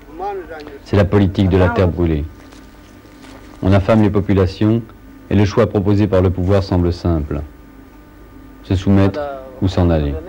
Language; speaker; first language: French; native; French